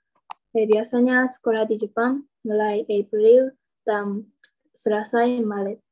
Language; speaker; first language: Indonesian; non-native, learner; Japanese